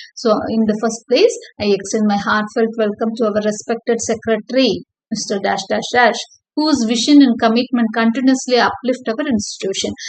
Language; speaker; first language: English; non-native, local second language; Tamil